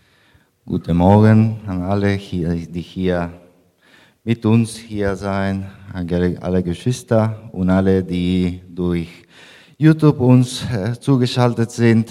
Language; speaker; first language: German; non-native, fluent; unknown